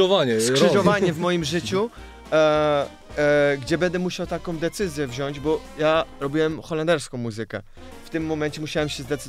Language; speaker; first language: Polish; early bilingual, other home language; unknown